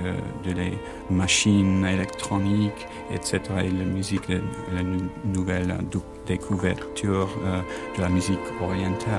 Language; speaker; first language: French; non-native, learner; English